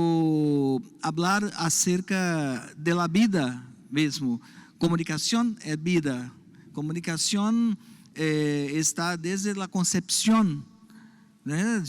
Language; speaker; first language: Spanish; non-native, learner; Portuguese